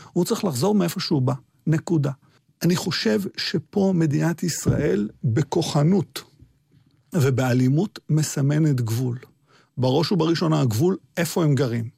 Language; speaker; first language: Hebrew; early bilingual, other home language; Arabic